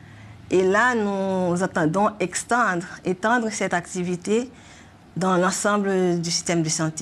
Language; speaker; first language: French; non-native, local second language; Haitian Creole